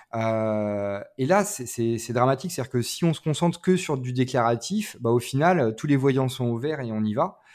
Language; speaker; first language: French; native; French